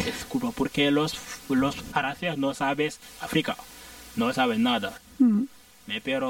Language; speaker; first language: Spanish; non-native, learner; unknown